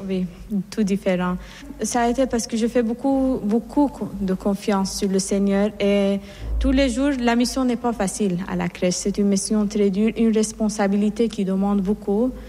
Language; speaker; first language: French; non-native, fluent; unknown